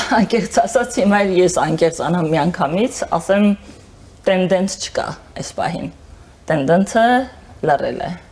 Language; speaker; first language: Armenian; early bilingual, heritage; Armenian